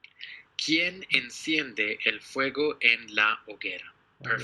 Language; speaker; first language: Spanish; non-native, fluent; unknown